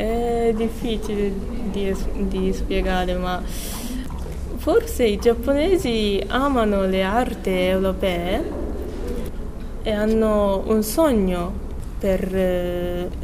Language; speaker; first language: Italian; non-native, learner; Japanese